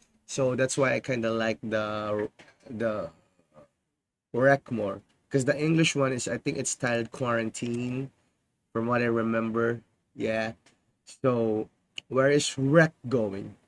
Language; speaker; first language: English; non-native, fluent; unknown